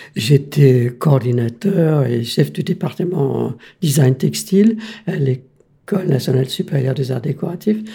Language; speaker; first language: French; non-native, fluent; Danish